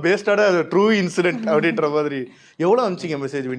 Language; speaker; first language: Tamil; native; Tamil